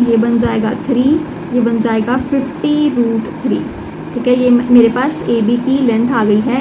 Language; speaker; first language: Hindi; native; Hindi